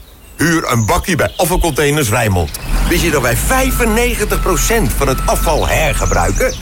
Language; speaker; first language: Dutch; native; Dutch